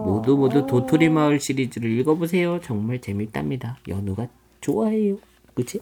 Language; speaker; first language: Korean; native; Korean